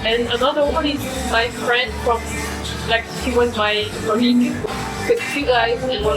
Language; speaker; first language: English; non-native, fluent; French